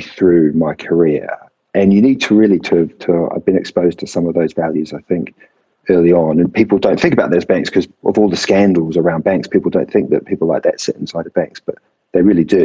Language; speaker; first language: English; native; English